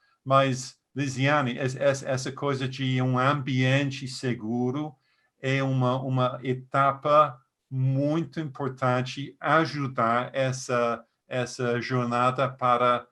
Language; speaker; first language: Portuguese; non-native, fluent; English